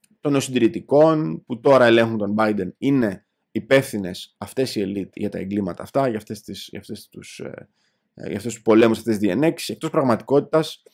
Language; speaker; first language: Greek; native; Greek